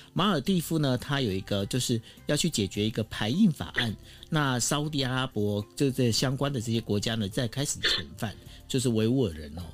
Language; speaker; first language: Chinese; native; Chinese